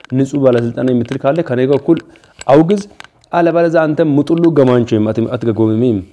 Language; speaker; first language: Amharic; non-native, local second language; Hadiyya